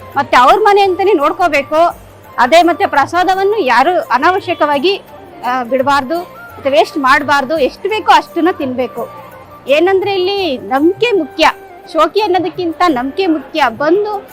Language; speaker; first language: Kannada; native; Kannada